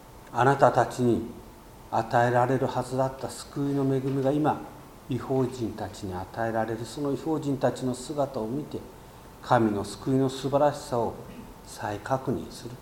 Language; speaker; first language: Japanese; native; Japanese